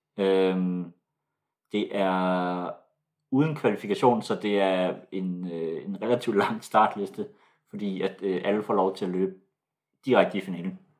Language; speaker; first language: Danish; native; Danish